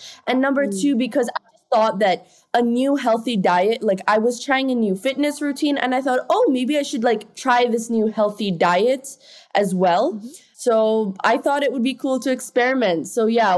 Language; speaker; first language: English; non-native, local second language; Hindi